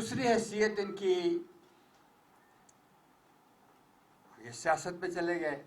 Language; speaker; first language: Urdu; native; Urdu